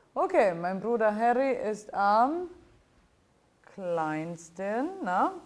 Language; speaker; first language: German; non-native, fluent; Italian